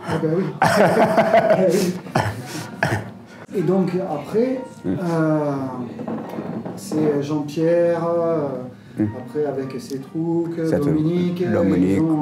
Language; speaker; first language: French; native; French